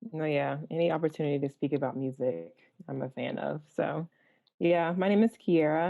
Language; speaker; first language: English; native; English